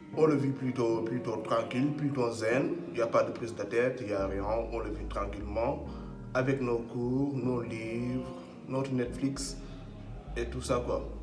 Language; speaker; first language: French; non-native, local second language; Wolof